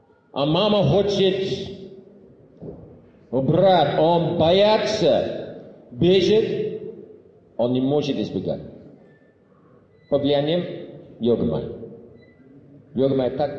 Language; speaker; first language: Russian; non-native, fluent; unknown